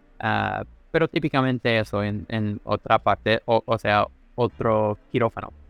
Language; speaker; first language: Spanish; non-native, fluent; English